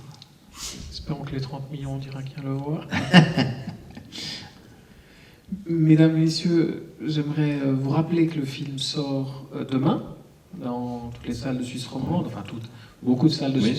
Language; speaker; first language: French; native; French